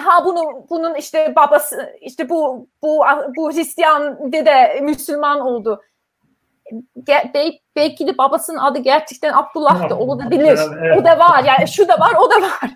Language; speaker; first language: Turkish; non-native, fluent; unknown